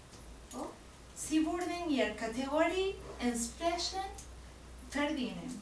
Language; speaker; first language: German; non-native, learner; Spanish